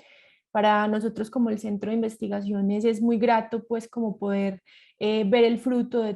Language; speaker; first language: Spanish; native; Spanish